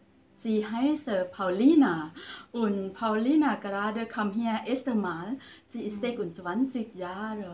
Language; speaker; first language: German; non-native, learner; Thai